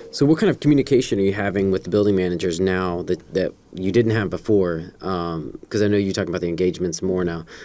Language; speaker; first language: English; native; English